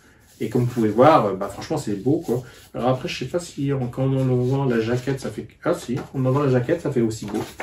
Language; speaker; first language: French; native; French